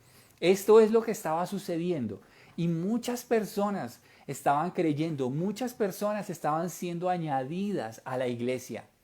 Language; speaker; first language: Spanish; native; Spanish